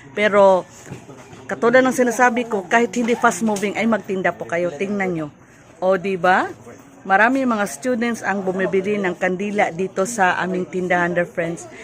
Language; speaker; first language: Filipino; non-native, local second language; Cebuano